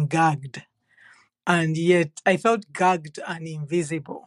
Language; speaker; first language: English; non-native, local second language; Ganda